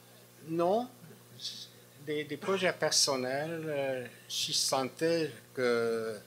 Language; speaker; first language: French; non-native, fluent; Hungarian